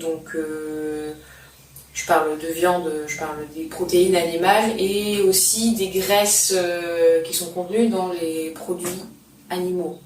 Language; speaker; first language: French; native; French